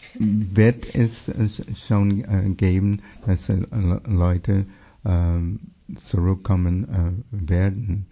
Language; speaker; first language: German; non-native, fluent; English